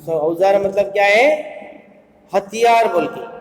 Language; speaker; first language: Hindi; non-native, local second language; Kannada